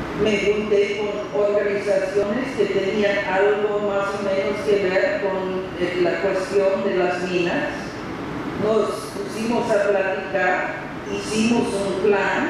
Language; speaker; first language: Spanish; non-native, fluent; English